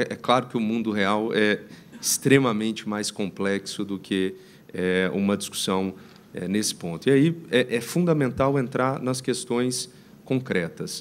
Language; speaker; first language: Portuguese; native; Portuguese